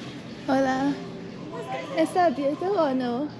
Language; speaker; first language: Spanish; non-native, learner; English